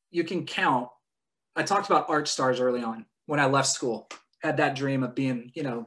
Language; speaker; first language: English; native; English